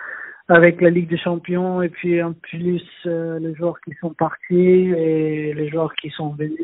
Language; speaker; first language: French; non-native, fluent; Swedish